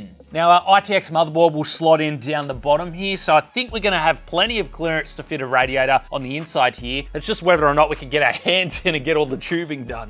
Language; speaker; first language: English; native; English